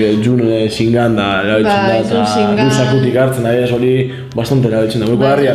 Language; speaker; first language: Basque; native; Basque